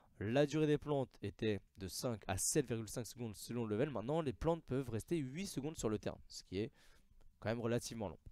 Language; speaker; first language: French; native; French